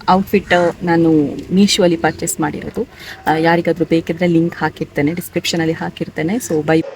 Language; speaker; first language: Kannada; native; Kannada